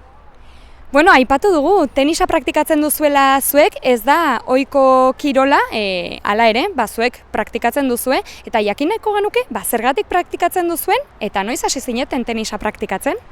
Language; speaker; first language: Basque; native; Basque